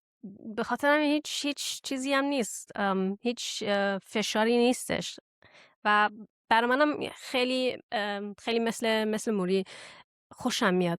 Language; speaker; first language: Persian; early bilingual, heritage; Persian